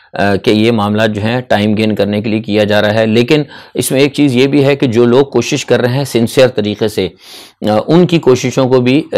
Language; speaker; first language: Urdu; native; Urdu